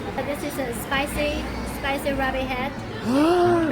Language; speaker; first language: English; non-native, learner; Chinese